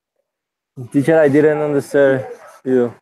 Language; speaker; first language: English; non-native, learner; Spanish